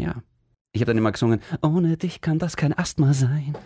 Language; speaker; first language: German; native; German